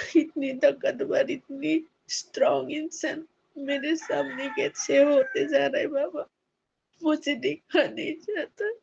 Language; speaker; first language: Hindi; non-native, local second language; Assamese